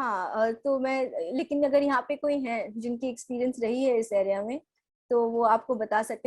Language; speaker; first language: Hindi; native; Hindi